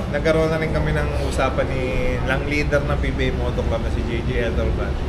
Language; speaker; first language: Filipino; native; Filipino